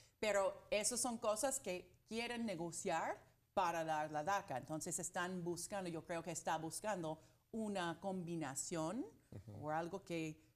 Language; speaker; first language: Spanish; non-native, fluent; English